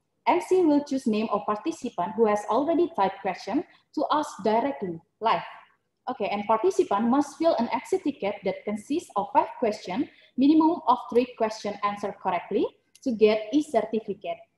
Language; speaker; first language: English; non-native, fluent; Indonesian